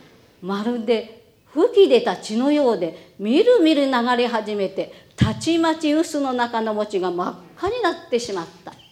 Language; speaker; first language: Japanese; native; Japanese